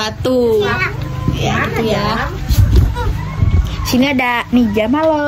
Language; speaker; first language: Indonesian; native; Indonesian